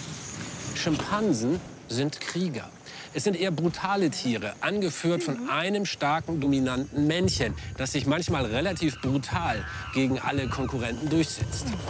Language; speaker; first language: German; native; German